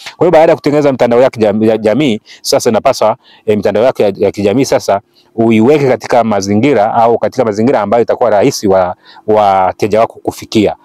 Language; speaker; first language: Swahili; native; Swahili